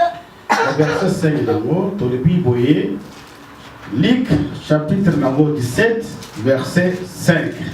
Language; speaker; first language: French; non-native, local second language; Lingala